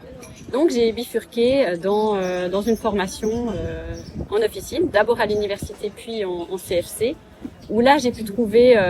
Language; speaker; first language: French; native; French